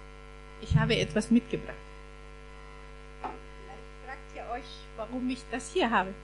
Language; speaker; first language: German; non-native, fluent; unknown